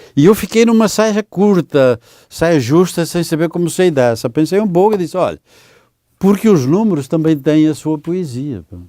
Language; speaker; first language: Portuguese; native; Portuguese